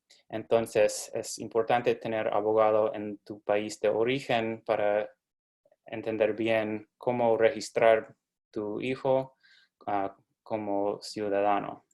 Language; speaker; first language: Spanish; non-native, fluent; English